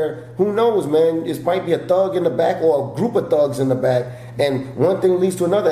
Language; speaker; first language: English; native; English